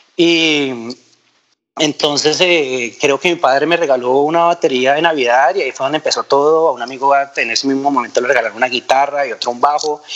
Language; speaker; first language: Spanish; native; Spanish